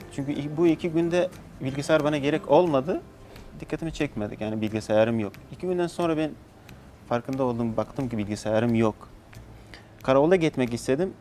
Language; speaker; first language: Turkish; non-native, fluent; Persian